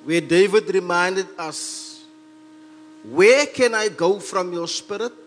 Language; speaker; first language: English; non-native, local second language; Afrikaans